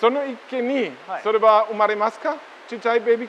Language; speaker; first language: Japanese; non-native, learner; German